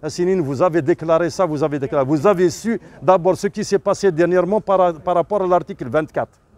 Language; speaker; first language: French; non-native, local second language; Kabyle